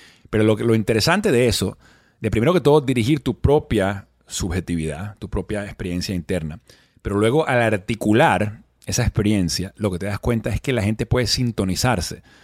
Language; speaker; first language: Spanish; native; Spanish